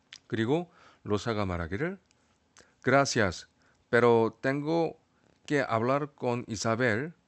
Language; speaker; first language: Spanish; non-native, fluent; Korean